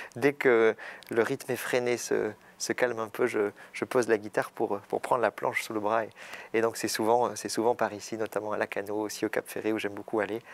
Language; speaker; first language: French; native; French